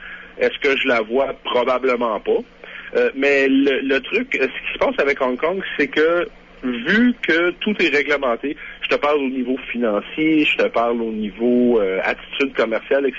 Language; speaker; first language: French; native; French